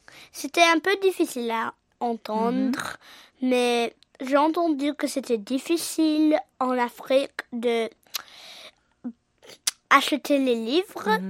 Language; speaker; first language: French; early bilingual, heritage; English